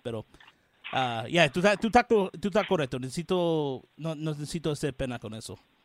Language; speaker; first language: Spanish; early bilingual, heritage; Spanish